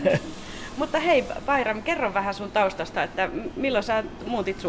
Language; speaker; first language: Finnish; native; Finnish